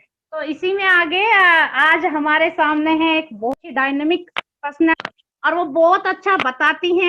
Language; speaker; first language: Hindi; native; Hindi